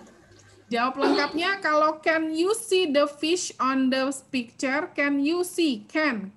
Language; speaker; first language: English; non-native, fluent; Indonesian